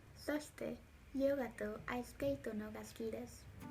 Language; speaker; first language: Japanese; non-native, learner; English